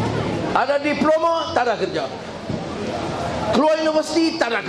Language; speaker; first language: Malay; native; Malay